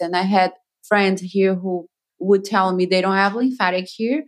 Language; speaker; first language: English; non-native, fluent; Portuguese